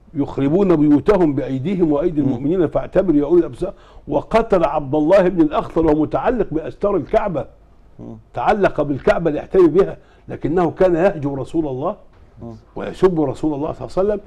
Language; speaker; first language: Arabic; native; Arabic